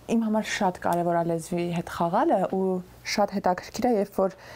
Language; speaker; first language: Armenian; native; Armenian